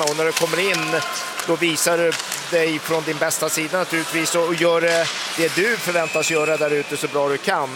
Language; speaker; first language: Swedish; native; Swedish